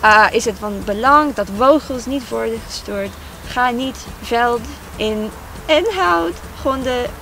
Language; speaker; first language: Dutch; non-native, learner; English